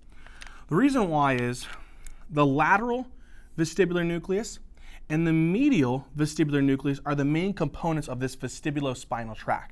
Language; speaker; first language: English; native; English